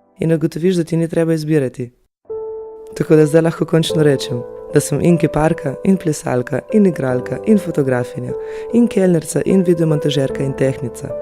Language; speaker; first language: Slovenian; early bilingual, other home language; Russian